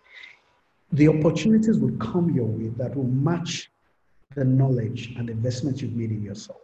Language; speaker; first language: English; non-native, local second language; Yoruba